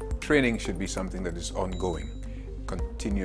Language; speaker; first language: English; native; English